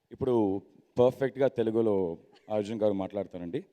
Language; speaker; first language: Telugu; non-native, local second language; Tamil